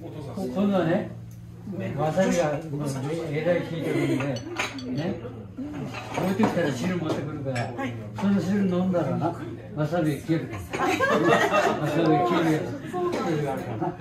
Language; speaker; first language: Japanese; native; Japanese